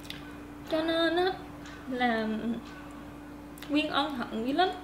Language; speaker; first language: Vietnamese; native; Vietnamese